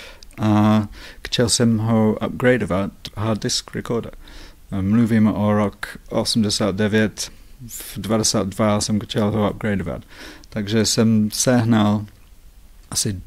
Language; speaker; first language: Czech; non-native, fluent; English